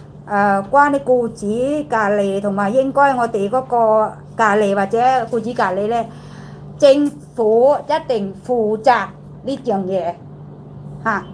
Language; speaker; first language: Cantonese; non-native, learner; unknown